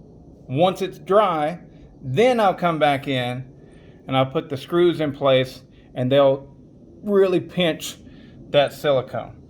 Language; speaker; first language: English; native; English